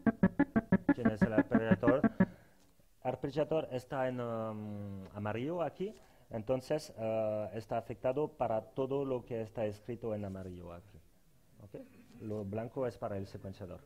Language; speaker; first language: Spanish; non-native, fluent; French